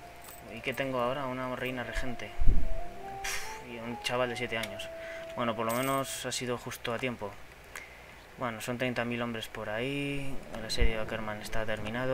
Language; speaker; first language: Spanish; native; Spanish